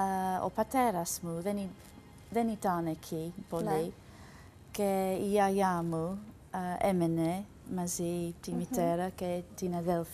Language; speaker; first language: Greek; non-native, learner; English